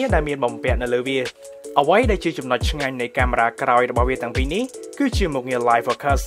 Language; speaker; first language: Khmer; native; Khmer